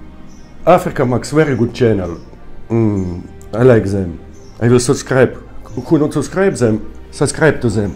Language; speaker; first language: English; non-native, learner; Russian